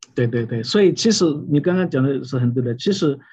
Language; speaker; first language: Chinese; native; Chinese